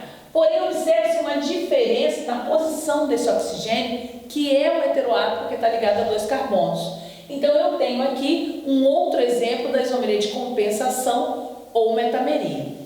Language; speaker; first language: Portuguese; native; Portuguese